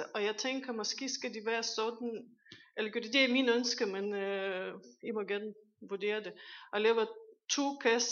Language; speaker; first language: Danish; non-native, fluent; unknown